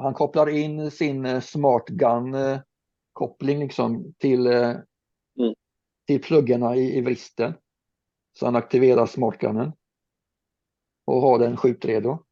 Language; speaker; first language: Swedish; native; Swedish